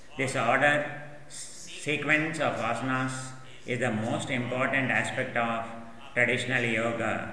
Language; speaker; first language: English; non-native, local second language; Telugu